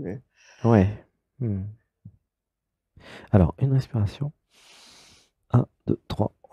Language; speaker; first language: French; native; French